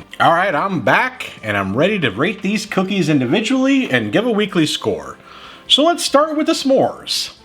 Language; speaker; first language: English; native; English